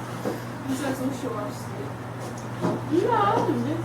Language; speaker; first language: Portuguese; non-native, learner; Haitian Creole